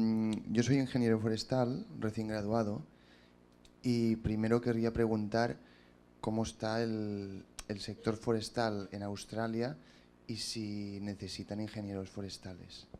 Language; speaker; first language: Spanish; non-native, local second language; Catalan